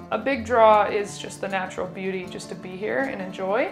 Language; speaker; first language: English; native; English